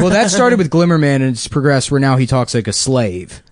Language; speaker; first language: English; native; English